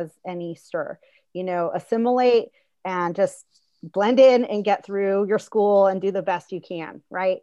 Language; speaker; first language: English; early bilingual, other home language; Spanish